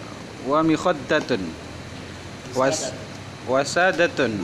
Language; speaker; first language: Arabic; non-native, learner; Indonesian